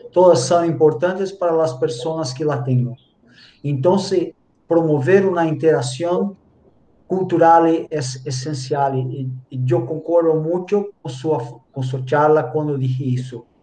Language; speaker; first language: Spanish; non-native, learner; Portuguese